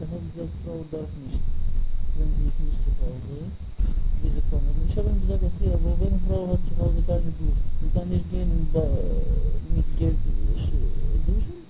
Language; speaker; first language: German; non-native, learner; Turkish